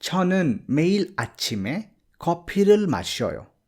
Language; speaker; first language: Korean; non-native, fluent; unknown